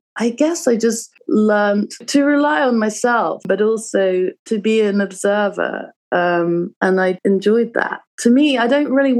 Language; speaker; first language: English; native; English